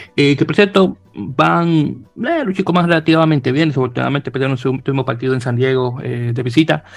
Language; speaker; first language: Spanish; native; Spanish